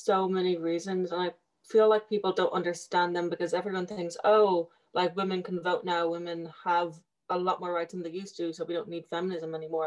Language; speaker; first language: English; native; English